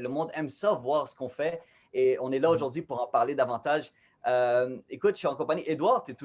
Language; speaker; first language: French; native; French